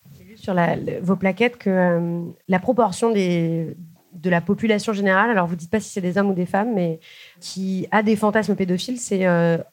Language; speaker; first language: French; native; French